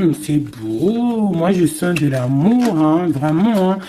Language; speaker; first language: French; native; French